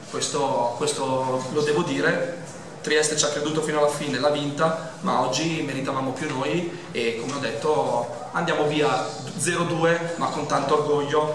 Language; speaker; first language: Italian; native; Italian